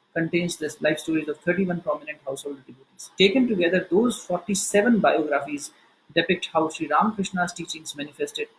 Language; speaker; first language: English; non-native, local second language; Hindi